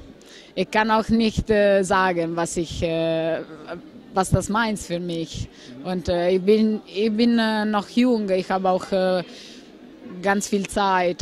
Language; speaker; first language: German; non-native, fluent; Italian